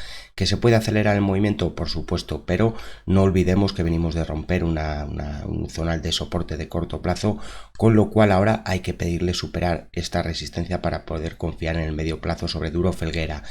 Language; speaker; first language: Spanish; native; Spanish